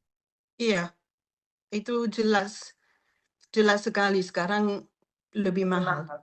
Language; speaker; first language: Indonesian; non-native, fluent; French